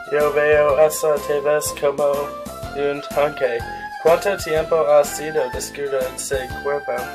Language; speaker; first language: Spanish; non-native, learner; English